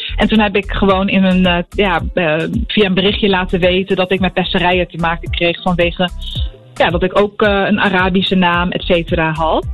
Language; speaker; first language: Dutch; early bilingual, other home language; Arabic